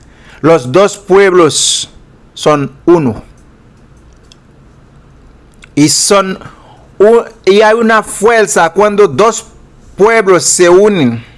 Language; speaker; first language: Spanish; non-native, fluent; Haitian Creole